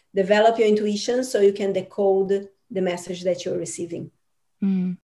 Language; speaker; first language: English; non-native, fluent; Portuguese